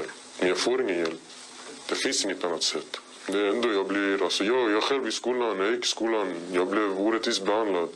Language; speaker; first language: Swedish; early bilingual, other home language; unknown